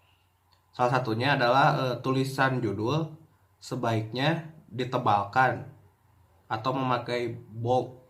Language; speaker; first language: Indonesian; native; Indonesian